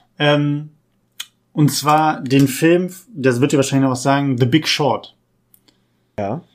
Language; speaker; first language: German; native; German